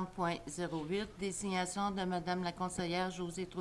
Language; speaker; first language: French; native; French